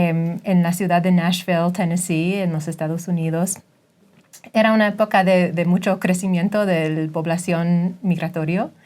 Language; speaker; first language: Spanish; non-native, fluent; English